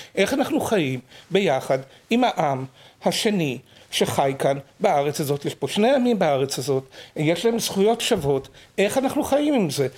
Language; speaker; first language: Hebrew; native; Hebrew